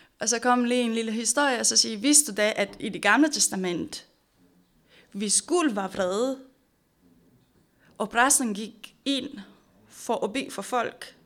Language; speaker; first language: Danish; non-native, fluent; Romanian